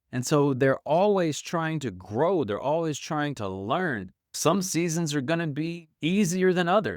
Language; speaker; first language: English; native; English